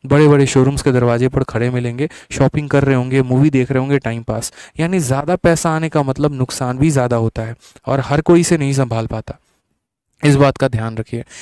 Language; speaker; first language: Hindi; native; Hindi